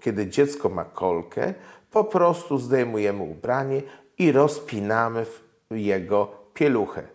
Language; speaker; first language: Polish; native; Polish